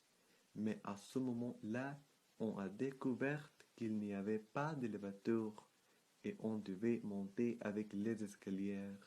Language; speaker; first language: French; non-native, learner; Spanish